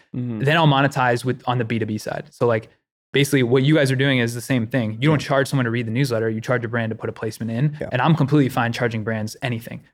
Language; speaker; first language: English; native; English